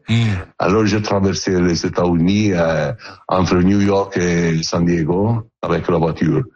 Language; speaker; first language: French; non-native, learner; Italian